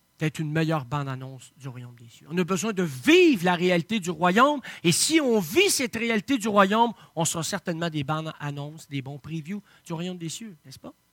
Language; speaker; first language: French; native; French